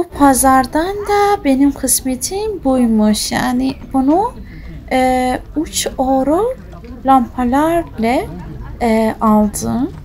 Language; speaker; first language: Turkish; early bilingual, heritage; Turkish